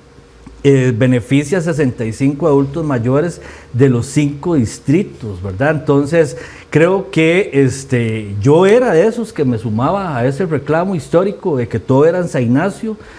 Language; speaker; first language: Spanish; native; Spanish